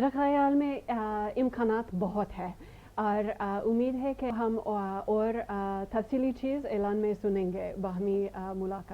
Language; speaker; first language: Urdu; non-native, fluent; English